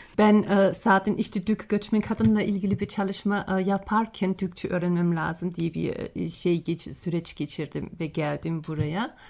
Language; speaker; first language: Turkish; non-native, fluent; German